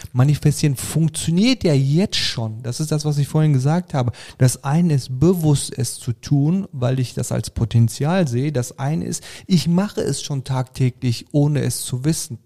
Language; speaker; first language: German; early bilingual, other home language; Turkish